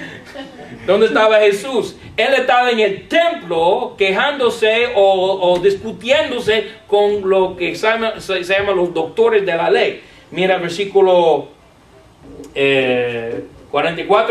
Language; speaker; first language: Spanish; non-native, fluent; English